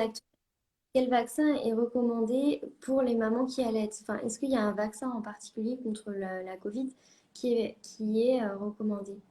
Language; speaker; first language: French; native; French